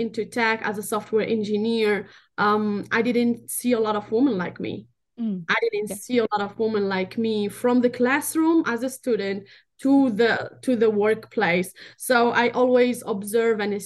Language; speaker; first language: English; non-native, fluent; Arabic